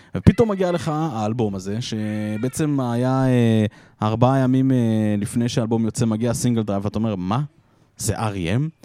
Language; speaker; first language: Hebrew; native; Hebrew